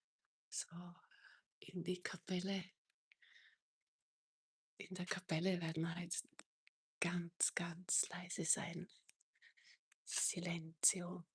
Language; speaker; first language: German; non-native, fluent; Czech